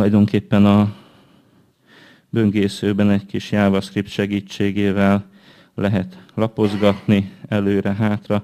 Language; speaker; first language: Hungarian; native; Hungarian